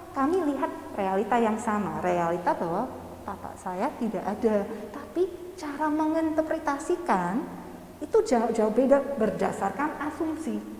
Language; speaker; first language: Indonesian; non-native, fluent; English